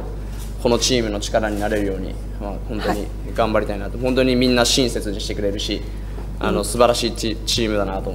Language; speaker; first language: Japanese; native; Japanese